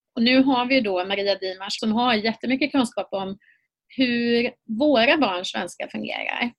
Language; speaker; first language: Swedish; native; Swedish